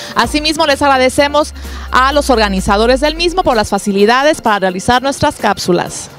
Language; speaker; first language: Spanish; native; Spanish